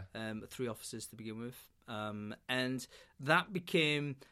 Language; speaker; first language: English; native; English